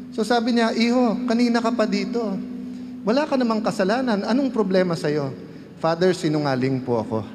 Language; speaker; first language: Filipino; native; Filipino